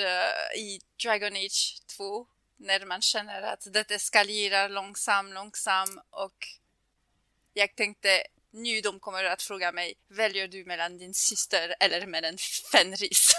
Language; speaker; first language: Swedish; non-native, fluent; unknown